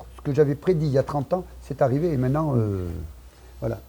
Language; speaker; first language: French; native; French